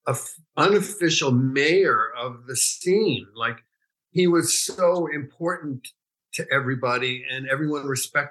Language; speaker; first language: English; native; English